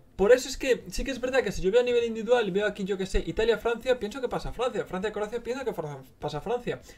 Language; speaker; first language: Spanish; native; Spanish